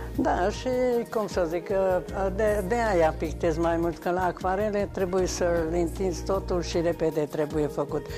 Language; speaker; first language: Romanian; non-native, local second language; Hungarian